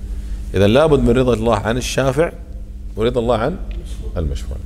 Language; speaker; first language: Arabic; native; Arabic